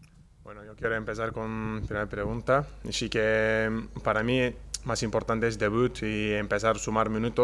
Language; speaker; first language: Spanish; non-native, learner; Turkish